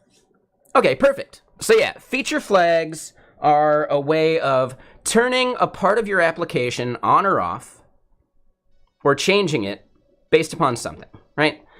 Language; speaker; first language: English; native; English